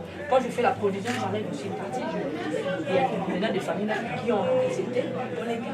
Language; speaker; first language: French; non-native, local second language; Lingala